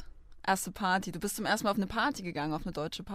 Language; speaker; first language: German; native; German